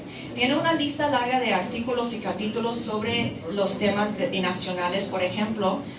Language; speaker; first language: Spanish; non-native, fluent; English